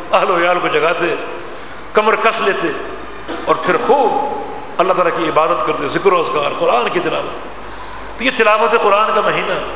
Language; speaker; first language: Urdu; non-native, local second language; Punjabi